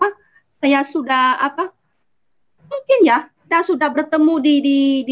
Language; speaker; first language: Indonesian; non-native, fluent; Vietnamese